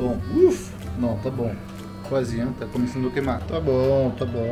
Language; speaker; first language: Portuguese; non-native, fluent; French